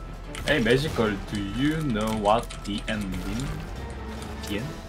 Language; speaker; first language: English; non-native, learner; Korean